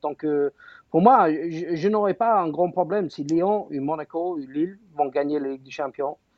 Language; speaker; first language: French; non-native, fluent; English